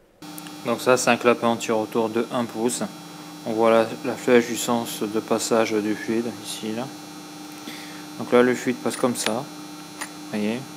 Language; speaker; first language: French; native; French